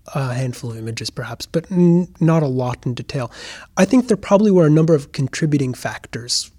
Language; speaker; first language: English; native; English